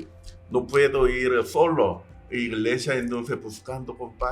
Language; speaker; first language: Spanish; non-native, learner; Korean